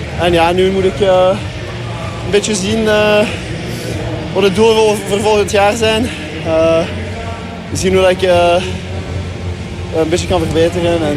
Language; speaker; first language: Dutch; non-native, local second language; French